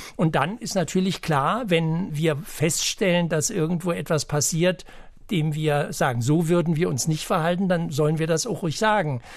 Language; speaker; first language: German; native; German